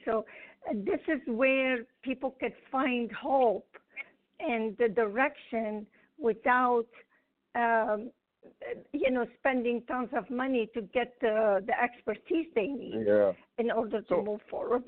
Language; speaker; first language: English; non-native, fluent; Arabic